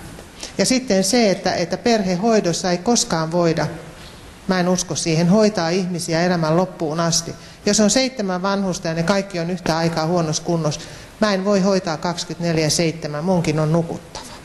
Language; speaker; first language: Finnish; non-native, local second language; Swedish